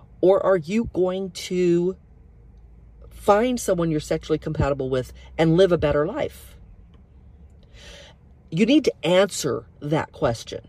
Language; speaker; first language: English; native; English